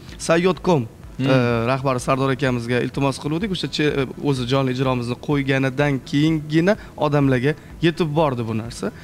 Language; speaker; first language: Uzbek; native; Uzbek